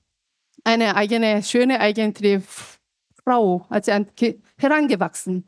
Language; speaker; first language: German; non-native, fluent; Korean